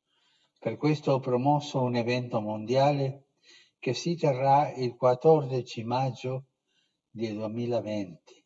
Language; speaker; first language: Italian; non-native, fluent; Spanish